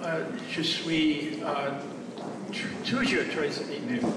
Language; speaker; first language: French; non-native, fluent; English